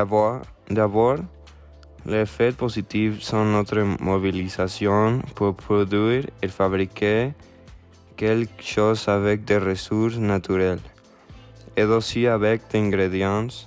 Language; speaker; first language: French; non-native, learner; Spanish